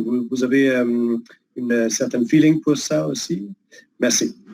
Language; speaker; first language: French; non-native, fluent; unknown